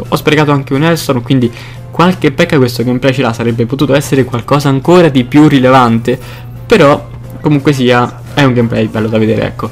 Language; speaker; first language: Italian; native; Italian